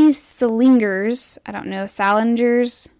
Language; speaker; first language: English; native; English